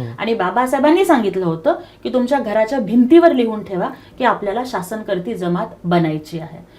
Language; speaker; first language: Marathi; non-native, local second language; Telugu